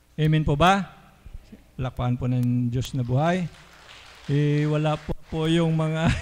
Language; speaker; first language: Filipino; native; Filipino